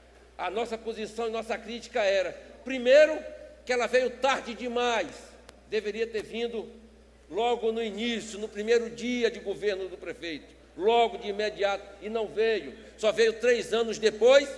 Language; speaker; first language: Portuguese; native; Portuguese